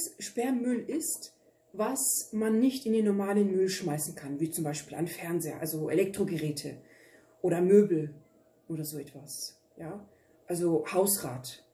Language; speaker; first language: German; early bilingual, other home language; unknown